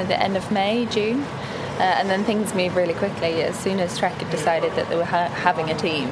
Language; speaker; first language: English; native; English